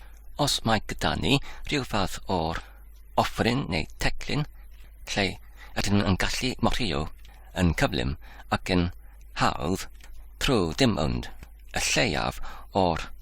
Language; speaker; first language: Welsh; non-native, learner; English